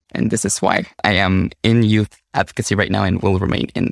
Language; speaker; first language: English; non-native, fluent; Spanish